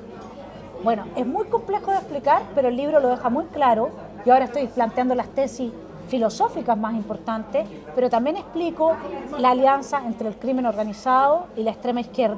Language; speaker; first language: Spanish; native; Spanish